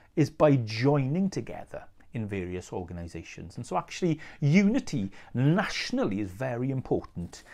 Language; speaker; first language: English; native; English